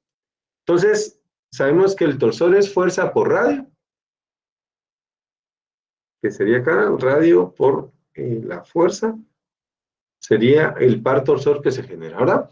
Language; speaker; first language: Spanish; native; Spanish